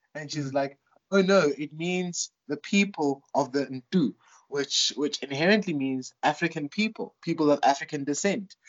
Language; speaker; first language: English; non-native, local second language; Tswana